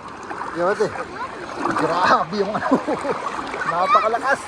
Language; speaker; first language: Filipino; native; Filipino